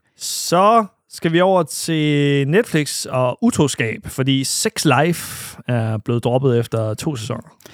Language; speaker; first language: Danish; native; Danish